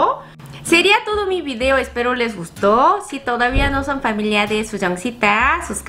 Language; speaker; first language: Spanish; non-native, fluent; Korean